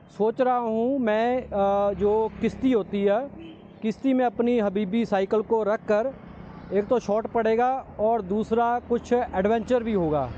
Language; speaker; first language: Hindi; non-native, local second language; Punjabi